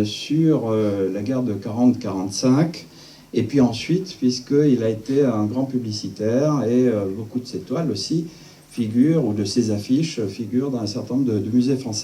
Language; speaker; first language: French; native; French